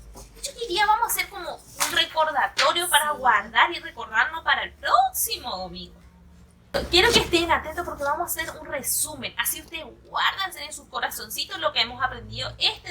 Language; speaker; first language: Spanish; native; Spanish